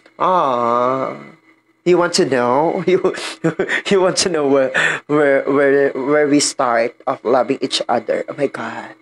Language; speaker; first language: English; non-native, learner; Filipino